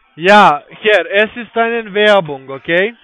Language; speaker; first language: German; non-native, learner; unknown